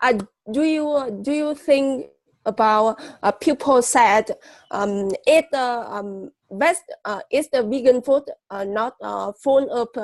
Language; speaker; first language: English; non-native, learner; Vietnamese